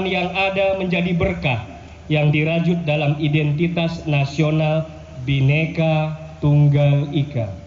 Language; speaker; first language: Indonesian; native; Indonesian